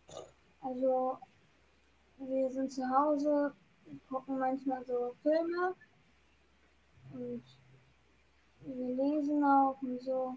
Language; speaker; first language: German; early bilingual, other home language; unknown